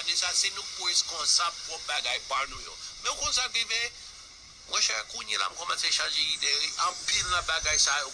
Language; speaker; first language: Haitian Creole; non-native, fluent; English